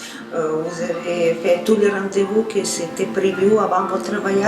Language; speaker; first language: French; non-native, learner; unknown